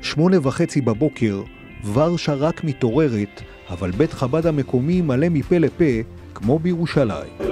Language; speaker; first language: Hebrew; native; Hebrew